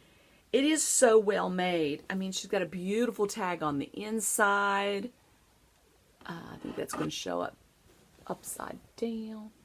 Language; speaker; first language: English; native; English